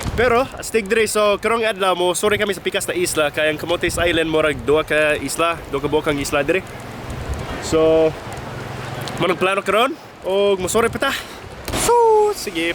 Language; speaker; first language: Cebuano; non-native, fluent; English